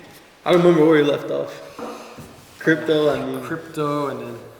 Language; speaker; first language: English; native; English